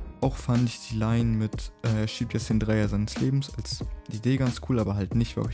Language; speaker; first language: German; native; German